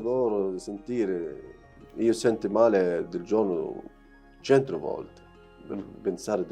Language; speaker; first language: Italian; non-native, learner; Arabic